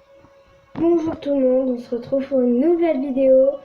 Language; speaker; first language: French; native; French